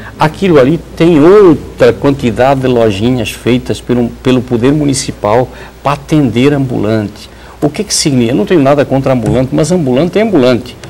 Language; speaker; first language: Portuguese; native; Portuguese